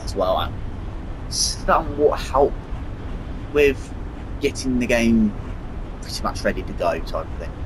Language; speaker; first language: English; native; English